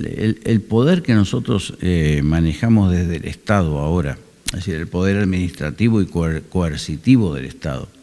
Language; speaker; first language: Spanish; native; Spanish